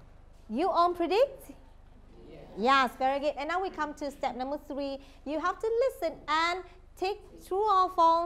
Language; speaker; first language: English; non-native, fluent; Vietnamese